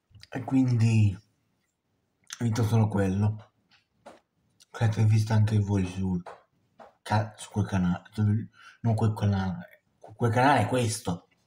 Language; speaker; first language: Italian; non-native, fluent; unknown